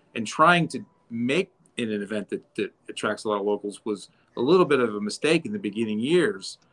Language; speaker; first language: English; native; English